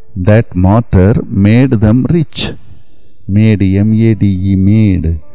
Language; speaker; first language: English; non-native, local second language; Tamil